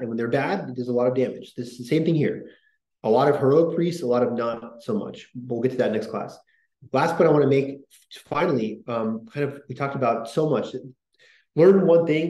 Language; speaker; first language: English; native; English